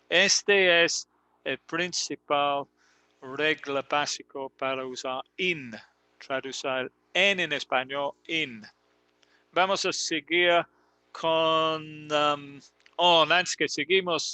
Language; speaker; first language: Spanish; non-native, learner; English